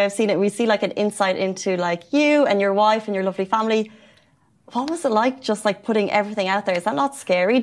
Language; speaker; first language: English; native; English